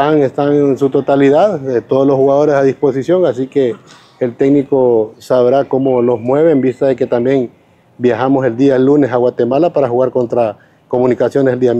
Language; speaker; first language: Spanish; native; Spanish